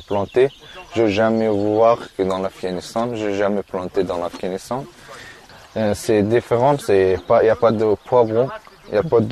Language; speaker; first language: French; non-native, learner; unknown